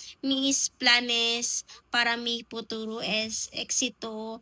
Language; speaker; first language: Spanish; non-native, learner; Filipino